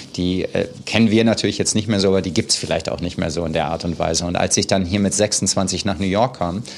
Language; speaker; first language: German; native; German